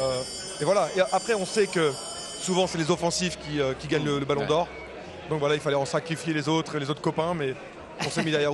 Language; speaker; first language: French; native; French